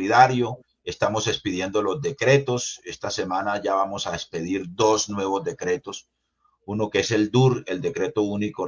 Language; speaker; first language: Spanish; native; Spanish